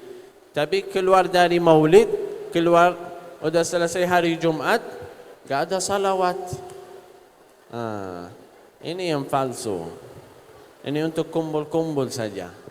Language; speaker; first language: Indonesian; non-native, learner; Arabic